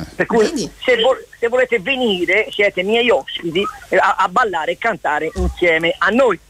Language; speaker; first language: Italian; native; Italian